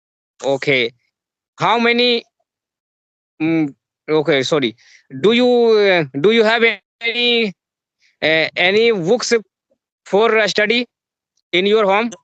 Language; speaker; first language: English; non-native, learner; Hindi